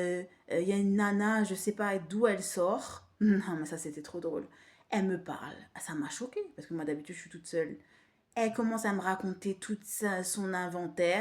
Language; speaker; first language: French; native; French